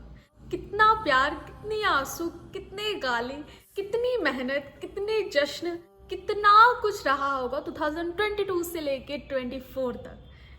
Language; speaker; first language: Hindi; native; Hindi